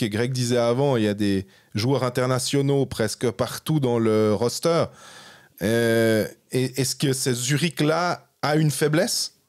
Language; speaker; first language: French; native; French